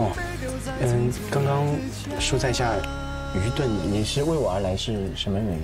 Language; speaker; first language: Chinese; native; Chinese